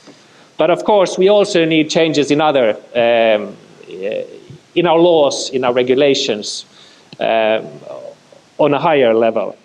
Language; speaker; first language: English; non-native, fluent; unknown